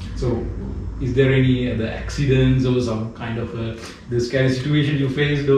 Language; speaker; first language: English; non-native, local second language; Sinhala